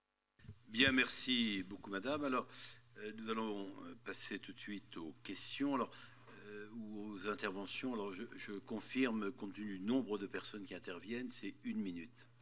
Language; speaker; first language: French; native; French